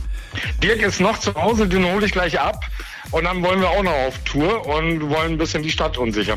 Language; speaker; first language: German; native; German